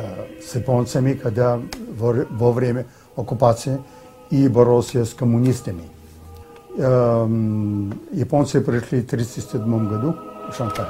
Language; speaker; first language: Russian; early bilingual, heritage; Russian